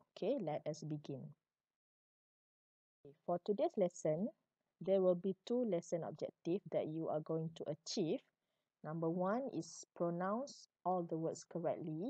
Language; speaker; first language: English; non-native, local second language; Malay